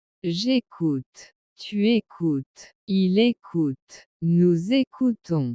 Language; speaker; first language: French; non-native, local second language; Arabic